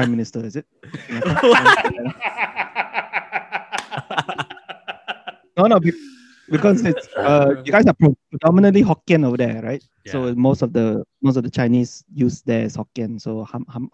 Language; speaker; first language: English; native; English